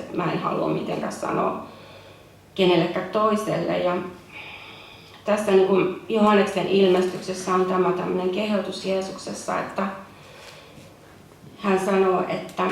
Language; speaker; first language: Finnish; native; Finnish